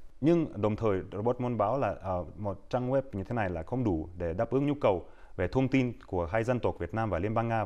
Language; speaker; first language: Vietnamese; non-native, fluent; Russian